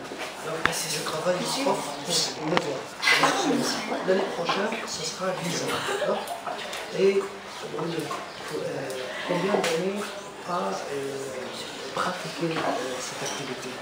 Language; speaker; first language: French; non-native, fluent; Arabic